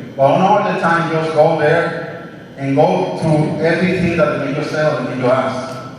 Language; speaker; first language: English; non-native, learner; Spanish